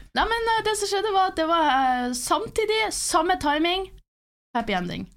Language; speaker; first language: Norwegian; native; Norwegian